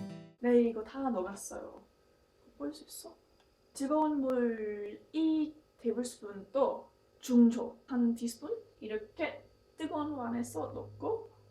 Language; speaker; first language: Korean; non-native, learner; English